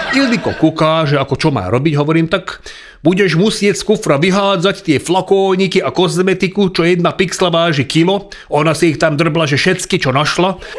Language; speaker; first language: Slovak; non-native, local second language; Hungarian